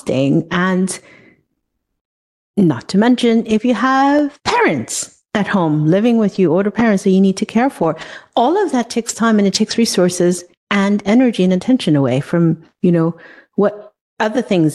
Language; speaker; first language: English; non-native, local second language; Cantonese